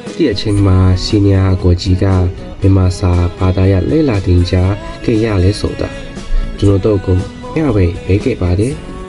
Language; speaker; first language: Burmese; non-native, learner; Chinese